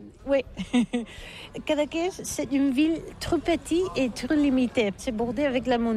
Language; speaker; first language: French; non-native, learner; Catalan